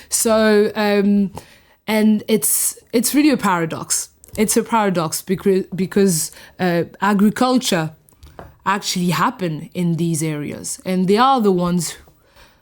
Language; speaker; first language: English; non-native, fluent; French